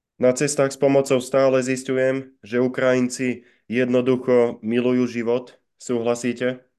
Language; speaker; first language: Slovak; native; Slovak